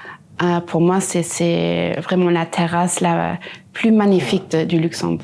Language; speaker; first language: French; non-native, local second language; Luxembourgish